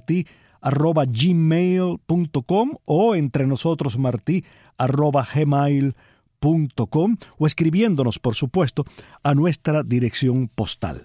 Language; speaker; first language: Spanish; native; Spanish